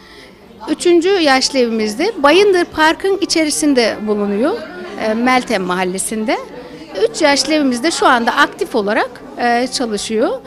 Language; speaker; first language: Turkish; native; Turkish